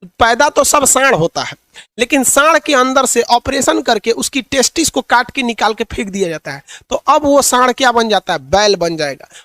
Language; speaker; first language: Hindi; native; Hindi